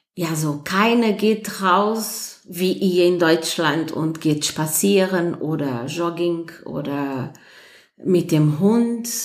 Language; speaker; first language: German; non-native, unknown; Portuguese